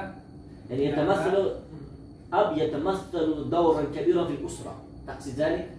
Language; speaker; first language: Arabic; non-native, learner; Uzbek